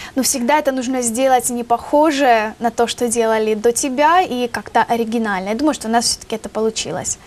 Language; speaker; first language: Russian; native; Russian